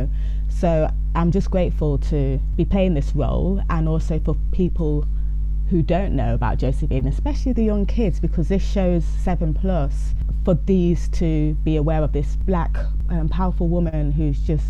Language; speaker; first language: English; native; English